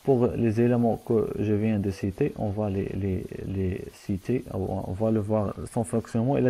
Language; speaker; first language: French; non-native, local second language; Arabic